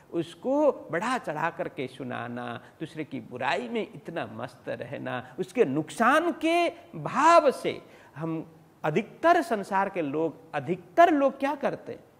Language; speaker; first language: Hindi; native; Hindi